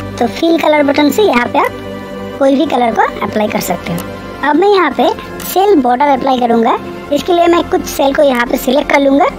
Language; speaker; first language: Urdu; native; Urdu